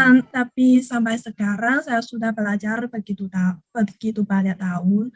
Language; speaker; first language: Indonesian; non-native, learner; Chinese